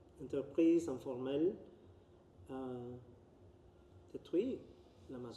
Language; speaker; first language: French; non-native, learner; Spanish